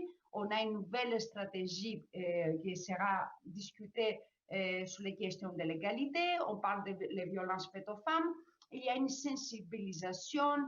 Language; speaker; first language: French; non-native, fluent; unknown